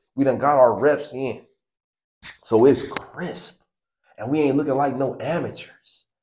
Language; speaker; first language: English; native; English